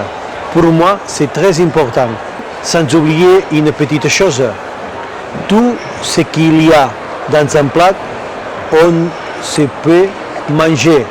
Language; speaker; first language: French; non-native, learner; Catalan